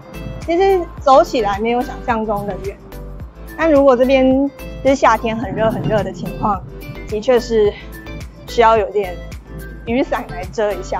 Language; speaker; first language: Chinese; native; Chinese